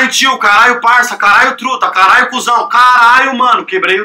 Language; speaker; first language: Portuguese; native; Portuguese